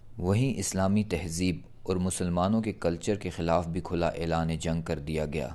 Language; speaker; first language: Urdu; native; Urdu